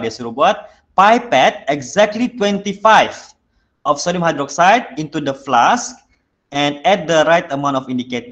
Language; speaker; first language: English; non-native, local second language; Malay